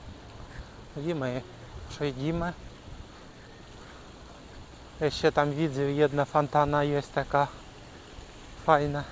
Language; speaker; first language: Polish; non-native, learner; Ukrainian